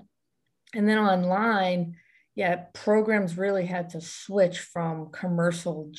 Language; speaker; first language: English; native; English